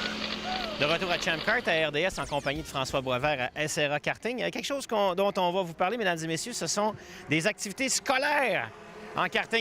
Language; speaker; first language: French; native; French